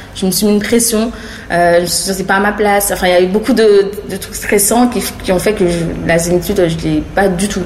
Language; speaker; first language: French; native; French